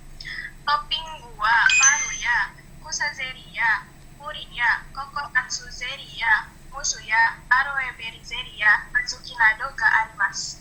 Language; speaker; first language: Japanese; non-native, learner; Indonesian